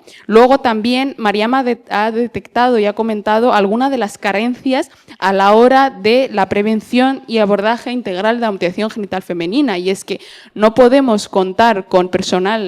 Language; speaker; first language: Spanish; native; Spanish